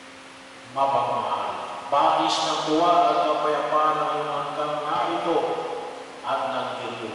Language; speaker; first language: Filipino; native; Filipino